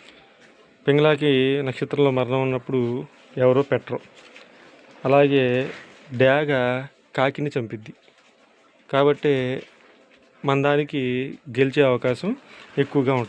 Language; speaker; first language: Telugu; native; Telugu